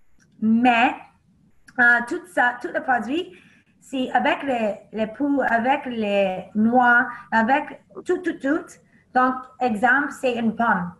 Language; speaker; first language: French; non-native, learner; English